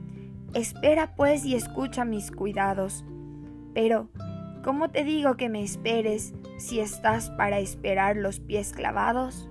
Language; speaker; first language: Spanish; native; Spanish